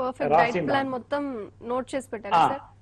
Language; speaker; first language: Telugu; native; Telugu